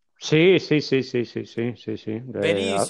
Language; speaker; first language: Italian; non-native, fluent; Spanish